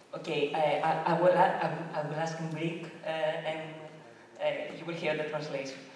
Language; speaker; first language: English; non-native, fluent; Greek